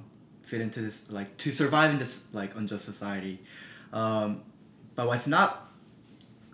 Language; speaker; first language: English; early bilingual, other home language; Korean